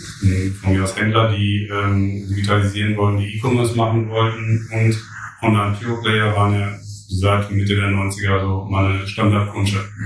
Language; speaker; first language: German; native; German